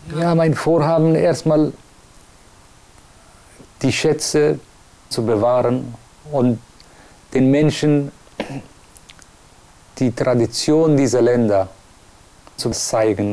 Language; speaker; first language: German; non-native, fluent; Persian